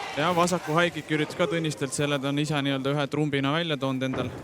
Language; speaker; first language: Estonian; native; Estonian